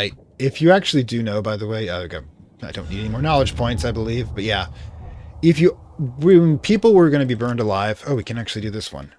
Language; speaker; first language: English; native; English